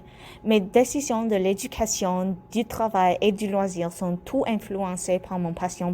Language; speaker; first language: French; non-native, local second language; English